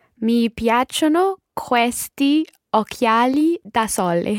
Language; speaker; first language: Italian; non-native, learner; English